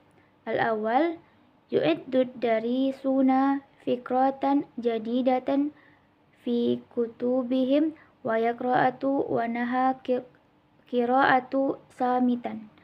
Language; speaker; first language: Arabic; non-native, learner; Indonesian